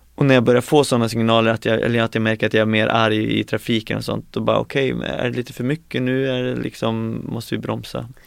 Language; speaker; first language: Swedish; native; Swedish